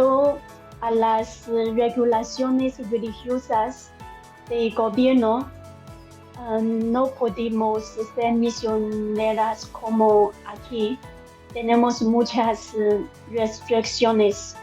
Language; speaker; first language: Spanish; non-native, learner; Chinese